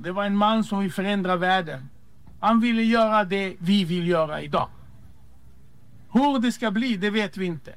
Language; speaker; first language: Swedish; non-native, fluent; Hebrew